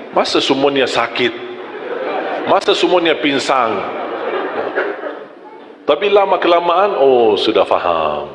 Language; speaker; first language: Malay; non-native, fluent; Arabic